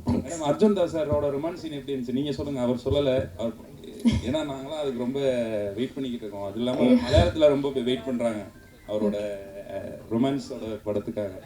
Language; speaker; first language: Tamil; native; Tamil